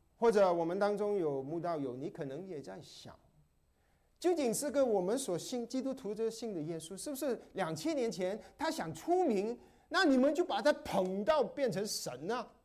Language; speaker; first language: Chinese; non-native, local second language; Cantonese